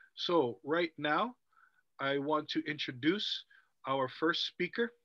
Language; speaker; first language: English; native; English